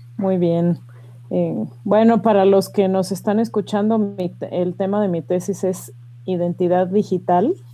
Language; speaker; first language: Spanish; native; Spanish